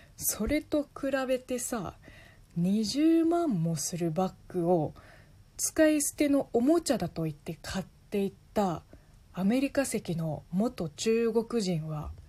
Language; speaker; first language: Japanese; non-native, fluent; Chinese